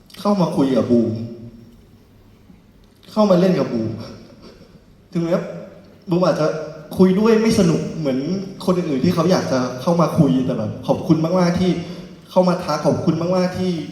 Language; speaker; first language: Thai; native; Thai